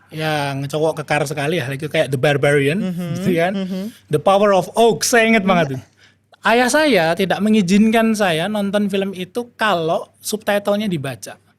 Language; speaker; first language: Indonesian; native; Indonesian